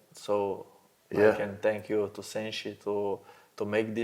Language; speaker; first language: English; non-native, learner; Slovenian